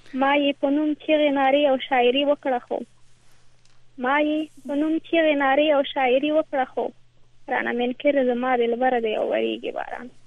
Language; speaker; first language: Pashto; non-native, local second language; Persian